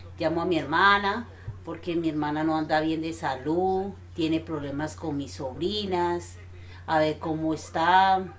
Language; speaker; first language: Spanish; native; Spanish